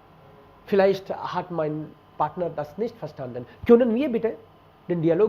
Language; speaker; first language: German; non-native, fluent; Hindi